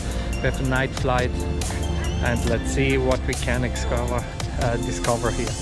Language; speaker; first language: English; non-native, fluent; German